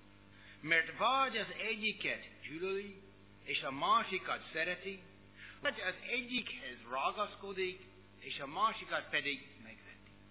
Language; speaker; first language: Hungarian; non-native, learner; English